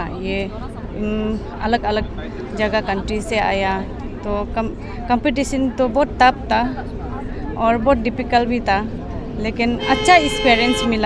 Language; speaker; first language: Hindi; non-native, local second language; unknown